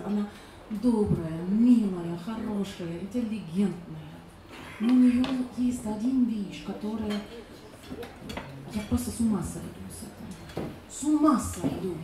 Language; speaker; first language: Russian; non-native, learner; German